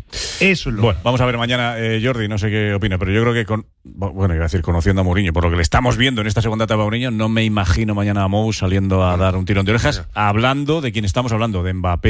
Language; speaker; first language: Spanish; native; Spanish